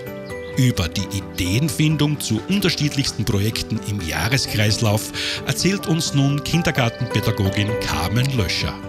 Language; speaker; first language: German; native; German